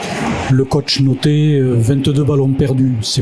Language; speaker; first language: French; native; French